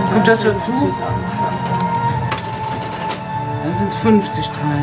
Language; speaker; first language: German; native; German